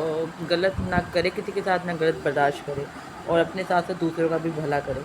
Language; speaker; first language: Hindi; native; Hindi